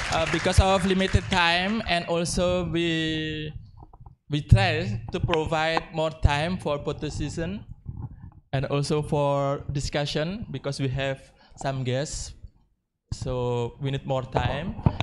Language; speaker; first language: English; non-native, fluent; Indonesian